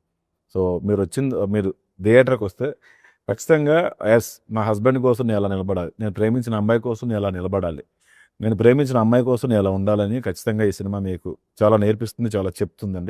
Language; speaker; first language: Telugu; native; Telugu